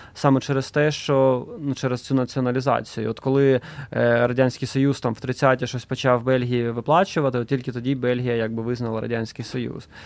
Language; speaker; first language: Ukrainian; native; Ukrainian